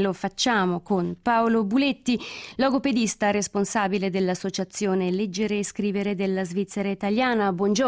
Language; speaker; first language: Italian; native; Italian